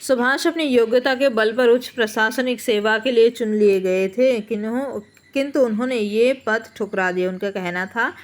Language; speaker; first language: Hindi; non-native, local second language; Bangla